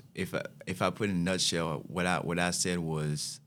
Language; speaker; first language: English; non-native, fluent; Haitian Creole